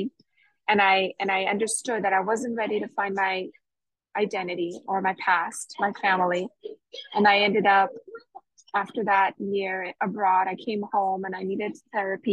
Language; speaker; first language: English; native; English